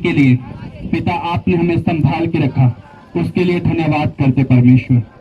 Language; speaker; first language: Hindi; non-native, local second language; Punjabi